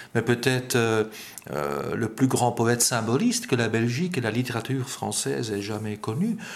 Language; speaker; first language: French; non-native, fluent; Dutch